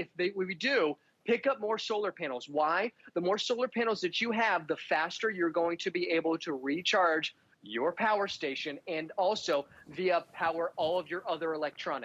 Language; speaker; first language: English; native; English